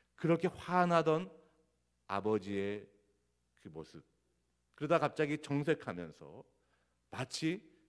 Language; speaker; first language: Korean; native; Korean